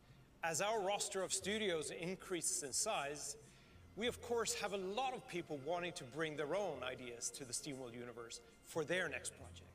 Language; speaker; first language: English; non-native, fluent; Swedish